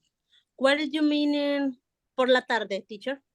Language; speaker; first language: English; non-native, learner; Spanish